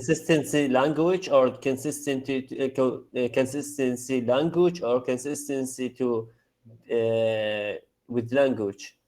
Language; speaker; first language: English; non-native, learner; Arabic